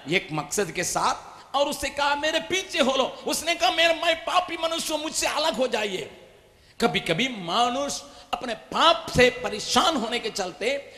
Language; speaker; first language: Hindi; non-native, local second language; Tamil